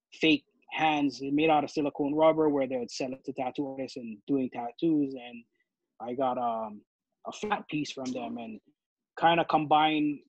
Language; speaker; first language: English; native; English